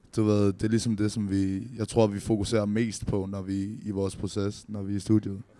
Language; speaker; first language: Danish; native; Danish